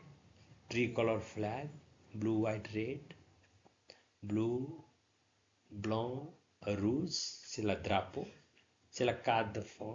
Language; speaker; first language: French; non-native, learner; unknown